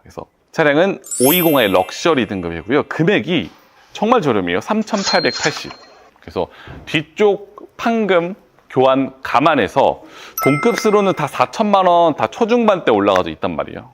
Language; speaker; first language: Korean; native; Korean